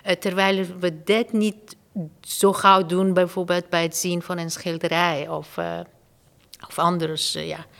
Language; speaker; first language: Dutch; non-native, fluent; Persian